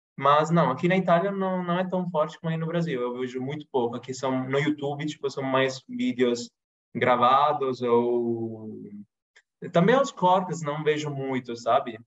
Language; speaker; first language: Portuguese; non-native, fluent; Italian